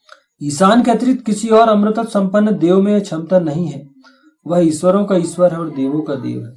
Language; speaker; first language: Hindi; native; Hindi